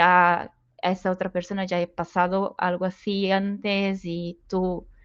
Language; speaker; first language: Spanish; non-native, fluent; Portuguese